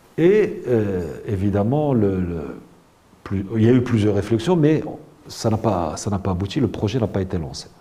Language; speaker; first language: French; non-native, local second language; Arabic